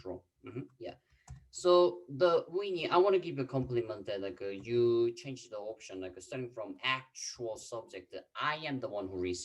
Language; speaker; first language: English; non-native, fluent; Korean